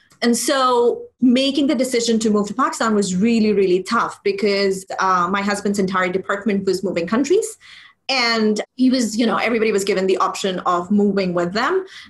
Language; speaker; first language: English; non-native, local second language; Urdu